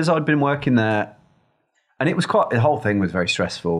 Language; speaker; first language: English; native; English